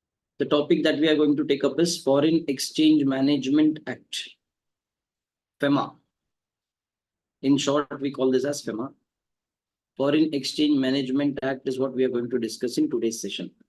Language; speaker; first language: English; non-native, local second language; Kannada